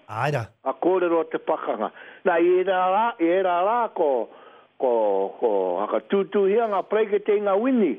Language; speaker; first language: Māori; native; Māori